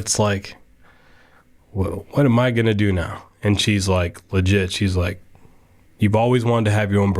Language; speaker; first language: English; native; English